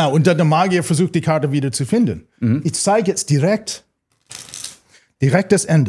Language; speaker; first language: German; non-native, fluent; English